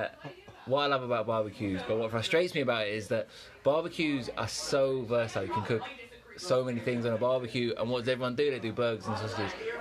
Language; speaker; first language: English; native; English